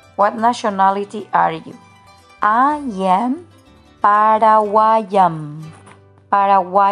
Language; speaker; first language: English; non-native, learner; Spanish